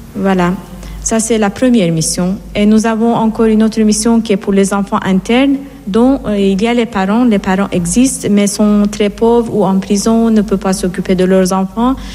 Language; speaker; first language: French; non-native, fluent; Persian